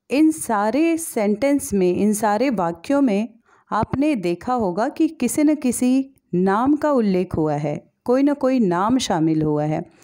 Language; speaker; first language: Hindi; native; Hindi